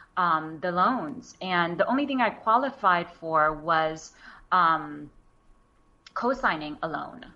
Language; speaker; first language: English; early bilingual, other home language; Wu Chinese